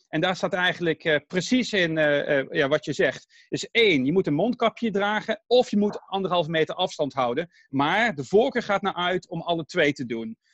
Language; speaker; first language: Dutch; native; Dutch